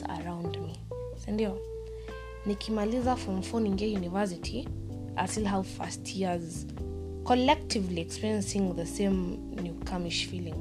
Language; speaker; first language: English; non-native, local second language; Swahili